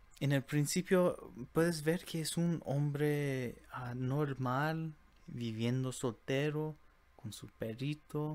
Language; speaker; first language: Spanish; early bilingual, heritage; Spanish